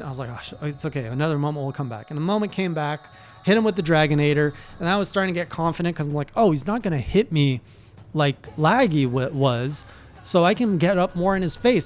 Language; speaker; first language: English; native; English